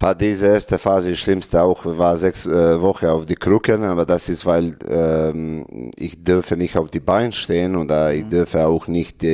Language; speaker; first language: German; non-native, learner; Serbian